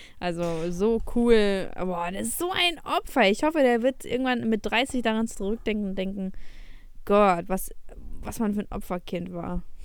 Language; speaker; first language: German; early bilingual, other home language; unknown